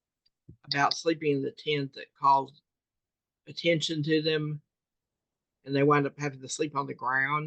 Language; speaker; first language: English; native; English